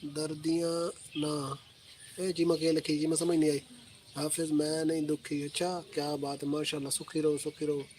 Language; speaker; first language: Urdu; non-native, local second language; Punjabi